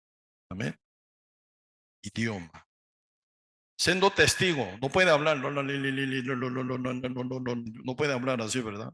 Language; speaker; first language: Spanish; non-native, learner; Korean